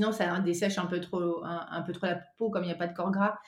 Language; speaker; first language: French; native; French